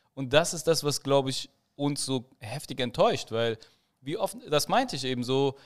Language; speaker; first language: German; native; German